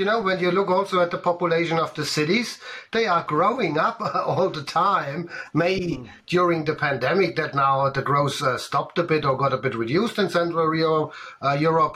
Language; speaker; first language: English; non-native, fluent; German